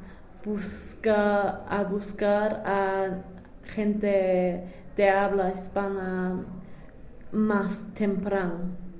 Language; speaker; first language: Spanish; non-native, fluent; English